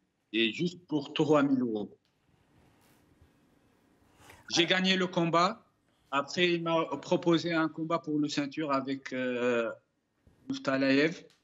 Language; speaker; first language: French; non-native, fluent; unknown